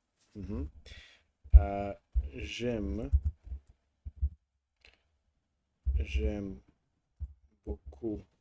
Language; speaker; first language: French; non-native, learner; Russian